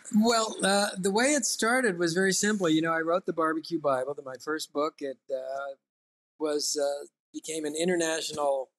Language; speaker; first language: English; native; English